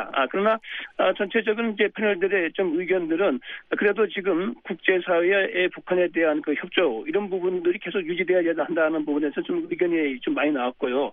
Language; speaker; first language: Korean; native; Korean